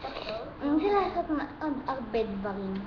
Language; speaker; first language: Hebrew; early bilingual, other home language; Russian